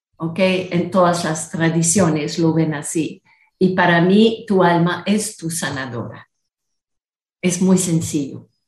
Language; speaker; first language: Spanish; non-native, fluent; French